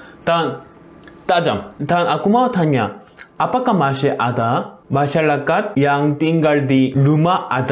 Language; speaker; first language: Indonesian; non-native, learner; Korean